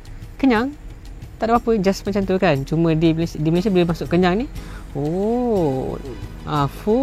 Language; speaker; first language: Malay; native; Malay